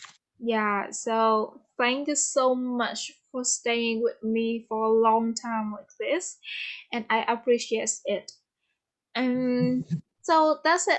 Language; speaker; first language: English; non-native, fluent; Vietnamese